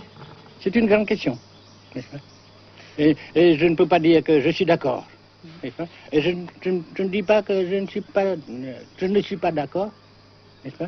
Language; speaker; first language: French; non-native, local second language; Vietnamese